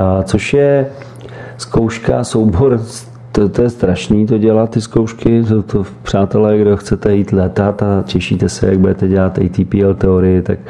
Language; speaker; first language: Czech; native; Czech